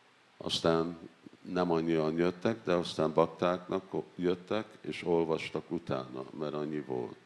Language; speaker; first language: Hungarian; non-native, learner; English